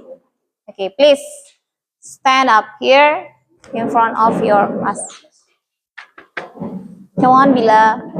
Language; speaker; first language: English; non-native, learner; Indonesian